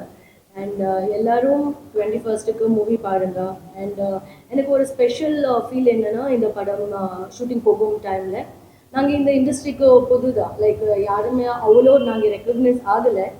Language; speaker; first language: Tamil; non-native, fluent; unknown